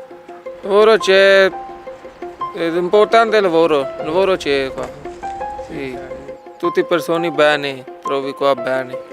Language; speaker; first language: Italian; non-native, learner; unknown